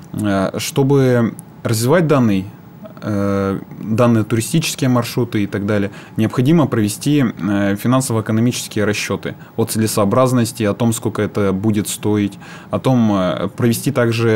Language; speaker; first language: Russian; native; Russian